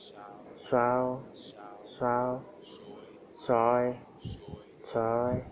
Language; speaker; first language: English; non-native, learner; Vietnamese